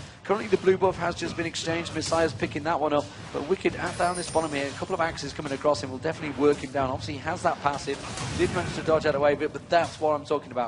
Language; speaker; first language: English; native; English